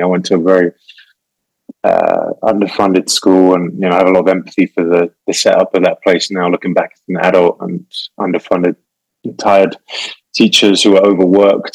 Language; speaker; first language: English; native; English